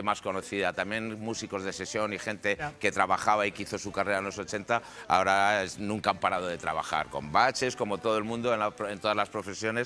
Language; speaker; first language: Spanish; native; Spanish